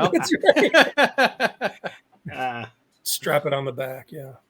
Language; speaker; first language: English; native; English